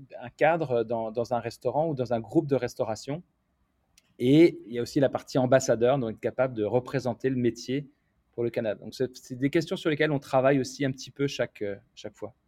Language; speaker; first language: French; native; French